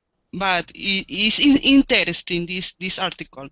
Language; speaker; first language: English; non-native, learner; Spanish